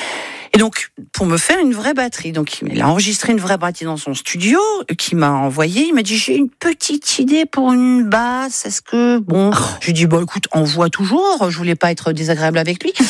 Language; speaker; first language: French; native; French